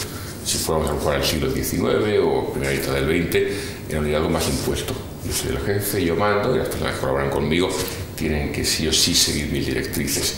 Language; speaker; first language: Spanish; native; Spanish